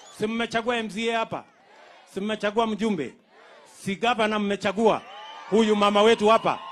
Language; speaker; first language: Swahili; non-native, local second language; Kalenjin